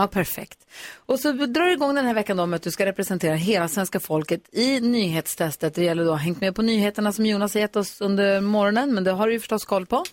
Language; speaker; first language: Swedish; native; Swedish